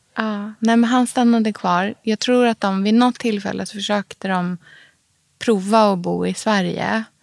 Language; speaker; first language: Swedish; native; Swedish